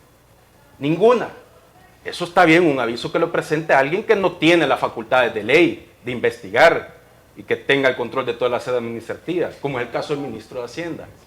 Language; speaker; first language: Spanish; native; Spanish